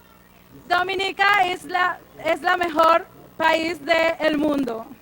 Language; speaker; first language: Spanish; non-native, learner; English